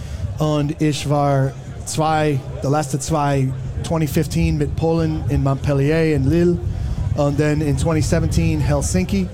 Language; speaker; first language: German; non-native, learner; English